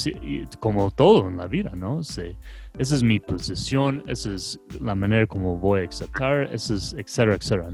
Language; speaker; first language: Spanish; non-native, fluent; English